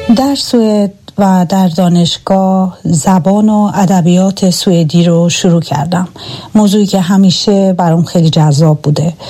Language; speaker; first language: Persian; native; Persian